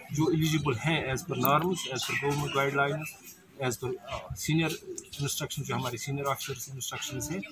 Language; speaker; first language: Hindi; non-native, local second language; Kashmiri